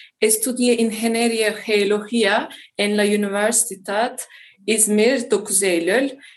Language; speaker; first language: Spanish; non-native, learner; Turkish